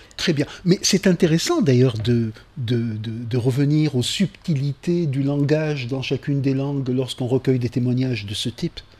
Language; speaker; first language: French; non-native, local second language; Arabic